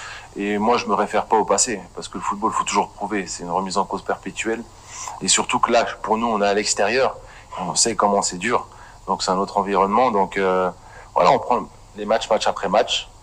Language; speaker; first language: French; native; French